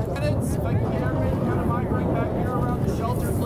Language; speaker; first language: English; native; English